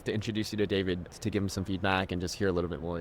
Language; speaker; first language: English; native; English